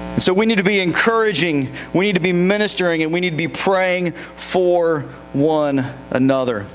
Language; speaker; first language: English; native; English